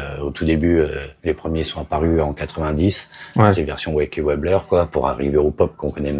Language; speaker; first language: French; native; French